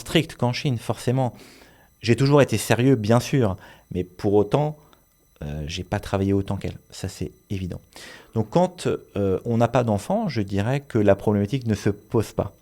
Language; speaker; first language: French; native; French